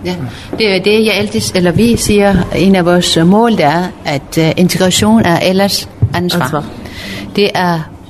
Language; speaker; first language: Danish; non-native, learner; Persian